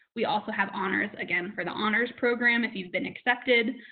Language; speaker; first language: English; native; English